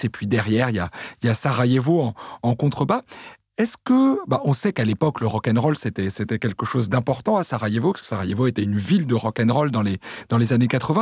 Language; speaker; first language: French; native; French